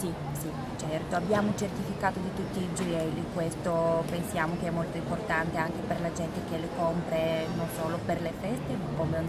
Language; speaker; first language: Italian; non-native, fluent; Bulgarian